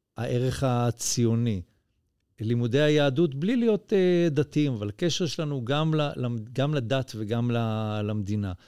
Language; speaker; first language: Hebrew; native; Hebrew